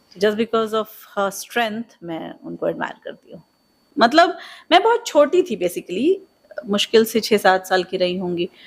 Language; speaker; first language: Hindi; native; Hindi